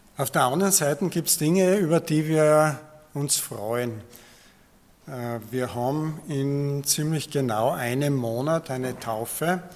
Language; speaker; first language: German; native; German